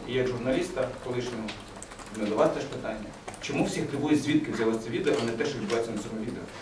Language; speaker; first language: Ukrainian; early bilingual, other home language; Persian